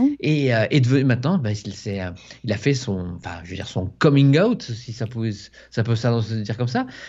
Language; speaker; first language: French; native; French